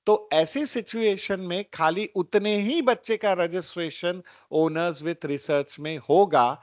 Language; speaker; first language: Hindi; non-native, local second language; Gujarati